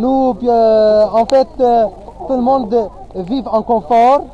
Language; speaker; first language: French; non-native, fluent; Arabic